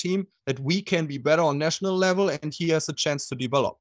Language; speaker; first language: English; non-native, fluent; German